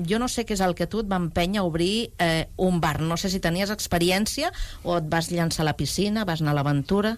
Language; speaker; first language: Catalan; native; Catalan